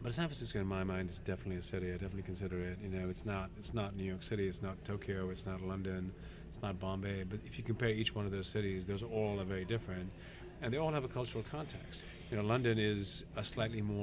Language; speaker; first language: English; non-native, local second language; Hindi